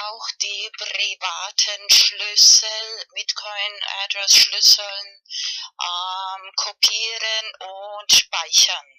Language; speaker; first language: German; non-native, fluent; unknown